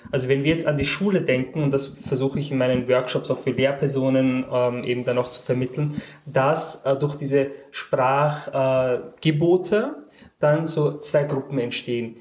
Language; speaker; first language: German; early bilingual, other home language; Turkish